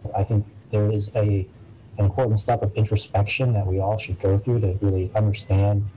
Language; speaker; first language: English; native; English